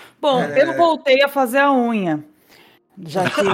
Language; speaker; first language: Portuguese; native; Portuguese